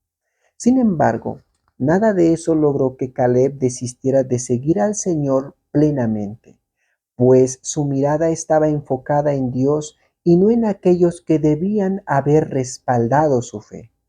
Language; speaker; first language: Spanish; native; Spanish